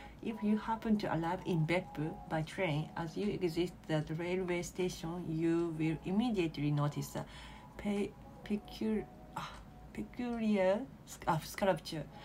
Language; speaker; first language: English; non-native, learner; Japanese